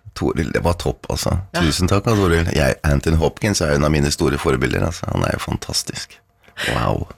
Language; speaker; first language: Norwegian; native; Norwegian